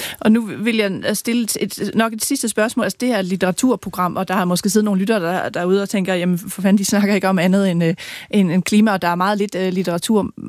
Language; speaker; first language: Danish; native; Danish